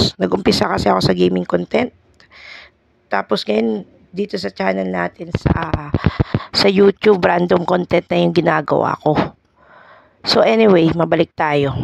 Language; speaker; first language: Filipino; non-native, local second language; Hiligaynon